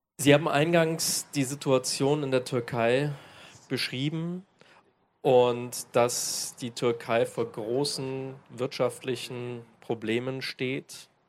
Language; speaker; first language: German; native; German